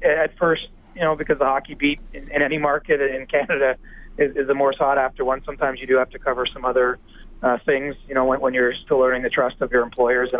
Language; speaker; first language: English; native; English